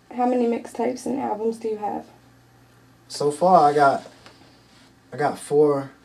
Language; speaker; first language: English; native; English